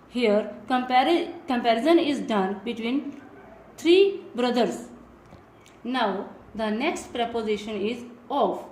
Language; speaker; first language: English; non-native, local second language; Punjabi